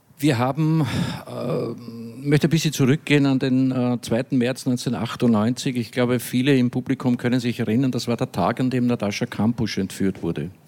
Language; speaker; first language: German; native; German